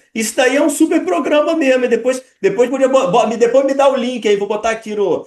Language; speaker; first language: Portuguese; native; Portuguese